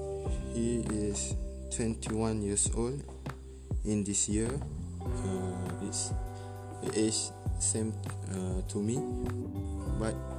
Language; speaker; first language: English; non-native, learner; Malay